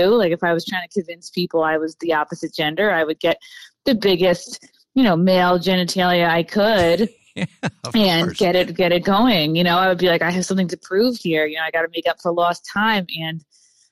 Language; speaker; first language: English; native; English